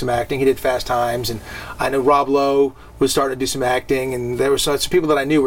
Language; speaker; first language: English; native; English